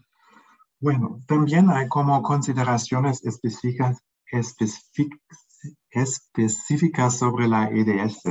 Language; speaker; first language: Spanish; non-native, fluent; German